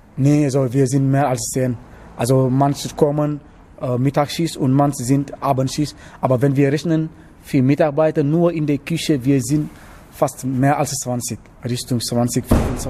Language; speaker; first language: German; non-native, learner; Wolof